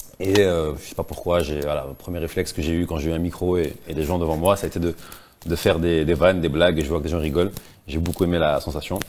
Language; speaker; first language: French; non-native, local second language; Arabic